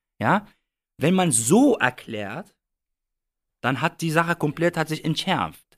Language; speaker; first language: German; non-native, fluent; Arabic